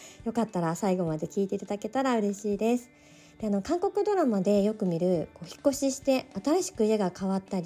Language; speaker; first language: Japanese; native; Japanese